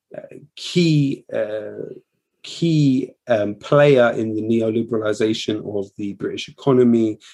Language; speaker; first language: English; native; English